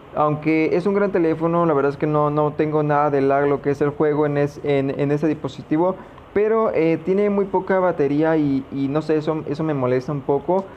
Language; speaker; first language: Spanish; native; Spanish